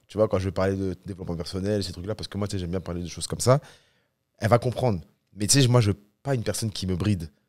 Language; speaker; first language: French; native; French